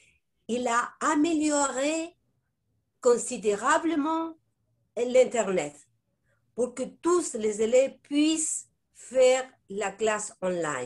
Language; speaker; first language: French; non-native, fluent; Spanish